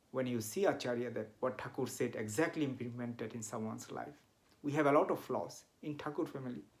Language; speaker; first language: English; non-native, local second language; Bangla